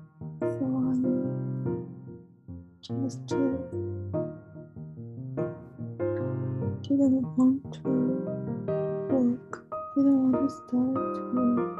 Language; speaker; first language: English; non-native, learner; Chinese